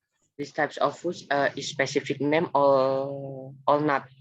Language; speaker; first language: English; non-native, learner; Indonesian